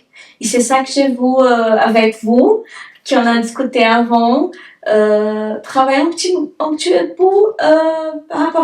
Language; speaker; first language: French; non-native, learner; Portuguese